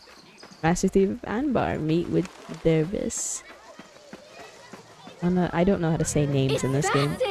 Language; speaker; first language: English; native; English